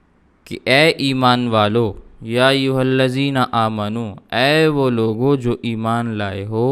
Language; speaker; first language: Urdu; native; Urdu